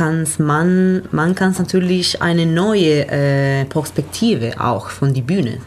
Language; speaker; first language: German; non-native, learner; Italian